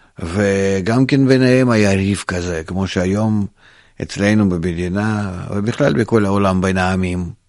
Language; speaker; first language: Hebrew; non-native, fluent; Russian